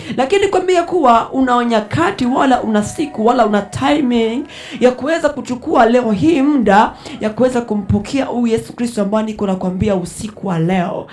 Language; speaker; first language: Swahili; non-native, local second language; Rundi